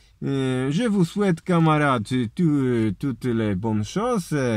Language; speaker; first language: French; non-native, learner; Polish